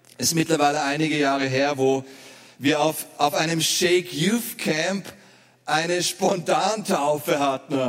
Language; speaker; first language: German; native; German